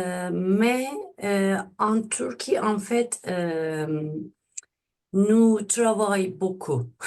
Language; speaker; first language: French; non-native, learner; Turkish